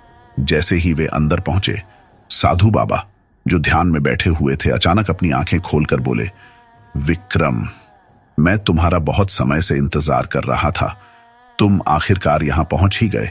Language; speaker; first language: Hindi; native; Hindi